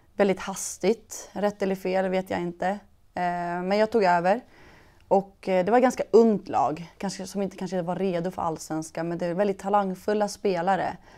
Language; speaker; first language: Swedish; early bilingual, other home language; Persian